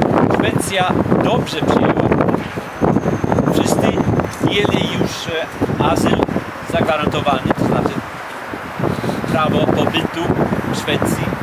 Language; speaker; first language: Polish; non-native, fluent; Swedish